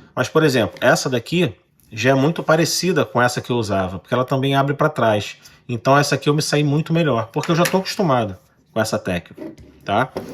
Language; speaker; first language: Portuguese; native; Portuguese